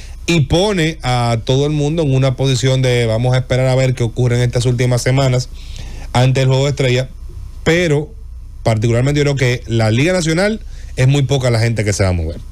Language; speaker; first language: Spanish; native; Spanish